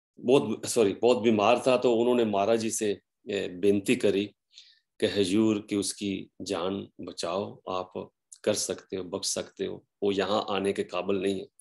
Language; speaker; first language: Hindi; non-native, local second language; Punjabi